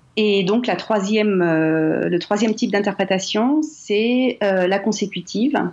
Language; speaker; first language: French; native; French